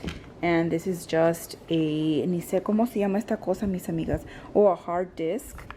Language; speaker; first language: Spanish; early bilingual, heritage; Spanish